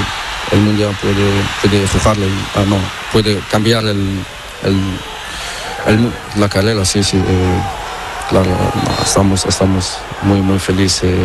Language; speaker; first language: Spanish; non-native, learner; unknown